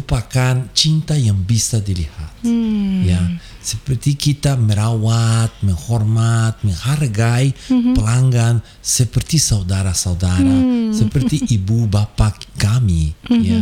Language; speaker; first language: Indonesian; non-native, fluent; Portuguese